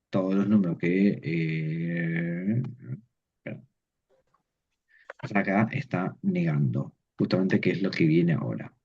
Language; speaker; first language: Spanish; native; Spanish